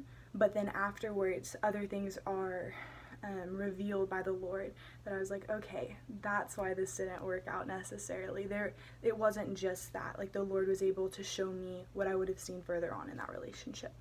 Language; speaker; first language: English; native; English